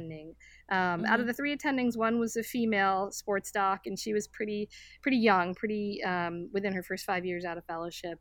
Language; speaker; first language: English; native; English